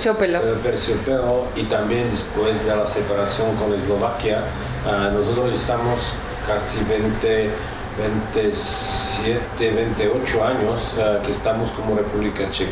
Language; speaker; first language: Spanish; non-native, fluent; Czech